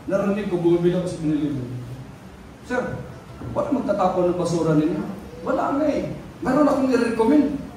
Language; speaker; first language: Filipino; non-native, local second language; Cebuano